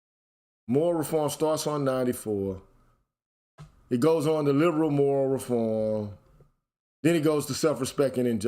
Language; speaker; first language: English; native; English